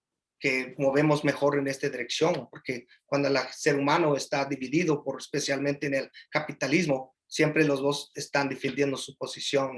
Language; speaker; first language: Spanish; early bilingual, heritage; English